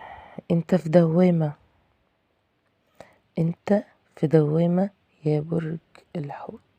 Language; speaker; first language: Arabic; native; Arabic